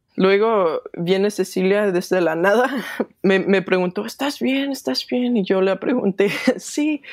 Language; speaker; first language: Spanish; non-native, fluent; Danish